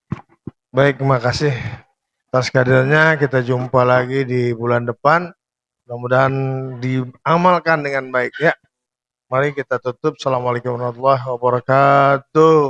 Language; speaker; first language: Indonesian; native; Indonesian